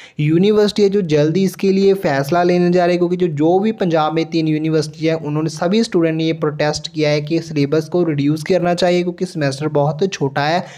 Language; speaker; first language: Hindi; non-native, local second language; Punjabi